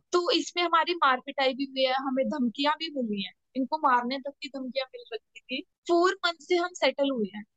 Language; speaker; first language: Hindi; native; Hindi